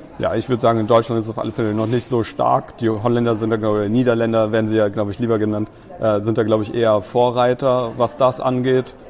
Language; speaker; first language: German; native; German